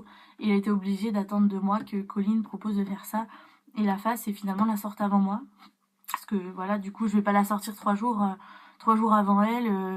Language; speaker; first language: French; native; French